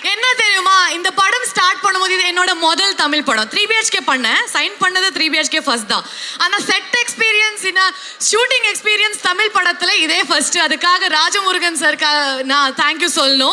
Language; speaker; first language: Tamil; non-native, learner; Kannada